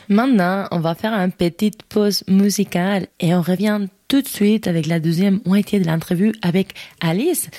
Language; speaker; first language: French; native; French